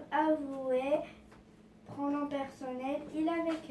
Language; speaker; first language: French; non-native, learner; Arabic